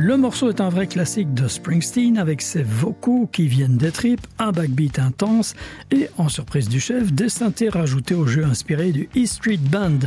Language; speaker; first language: French; native; French